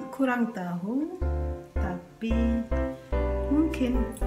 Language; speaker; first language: Indonesian; non-native, learner; Kinyarwanda